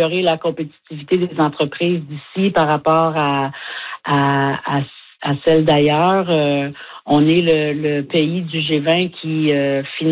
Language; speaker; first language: French; native; French